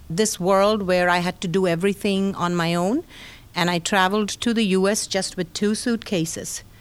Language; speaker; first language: English; non-native, local second language; Hindi